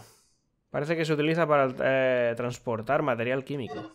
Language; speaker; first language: Spanish; native; Spanish